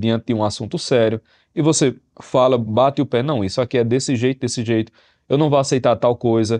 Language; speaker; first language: Portuguese; native; Portuguese